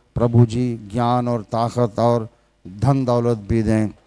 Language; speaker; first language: Hindi; non-native, local second language; Telugu